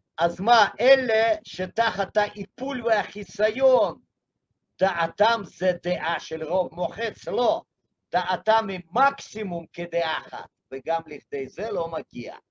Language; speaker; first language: Hebrew; non-native, fluent; Russian